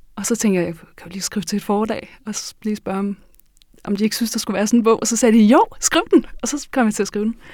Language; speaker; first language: Danish; early bilingual, other home language; Norwegian